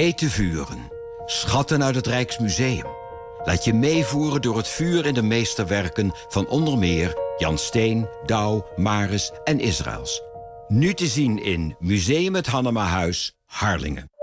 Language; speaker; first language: Dutch; native; Dutch